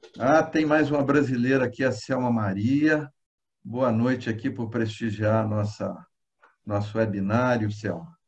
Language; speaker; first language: Portuguese; native; Portuguese